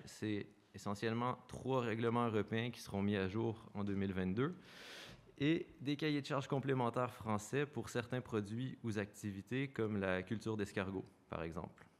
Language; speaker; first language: French; native; French